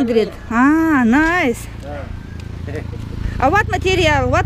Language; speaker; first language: English; non-native, learner; Russian